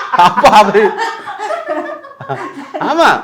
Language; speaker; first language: Tamil; non-native, learner; Malayalam